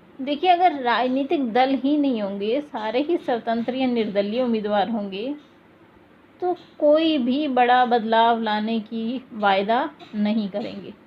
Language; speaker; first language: Hindi; native; Hindi